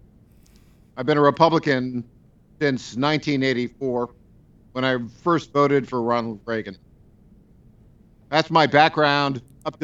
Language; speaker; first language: English; native; English